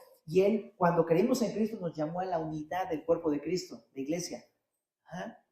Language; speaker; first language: Spanish; native; Spanish